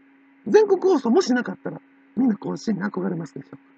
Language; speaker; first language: Japanese; native; Japanese